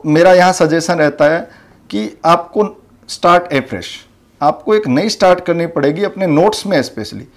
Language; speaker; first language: Hindi; native; Hindi